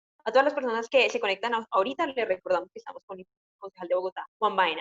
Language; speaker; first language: Spanish; native; Spanish